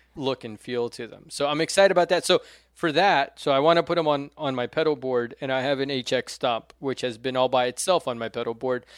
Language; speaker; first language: English; non-native, fluent; Portuguese